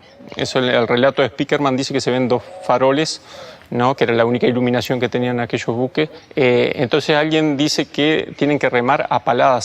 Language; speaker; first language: Spanish; native; Spanish